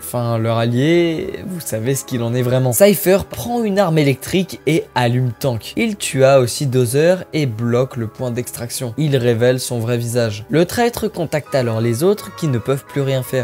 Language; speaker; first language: French; native; French